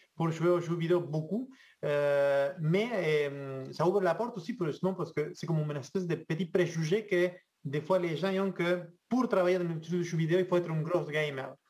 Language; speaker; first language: French; non-native, fluent; Spanish